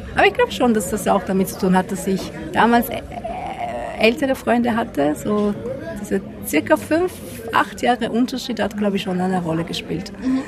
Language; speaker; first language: German; non-native, fluent; Italian